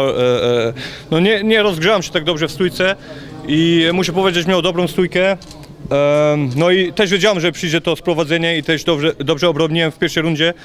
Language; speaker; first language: Polish; early bilingual, heritage; Polish